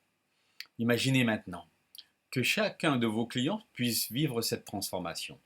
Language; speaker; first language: French; native; French